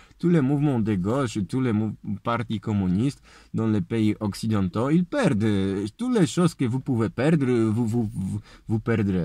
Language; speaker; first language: French; non-native, learner; Polish